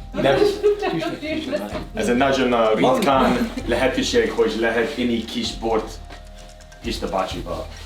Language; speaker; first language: Hungarian; non-native, learner; English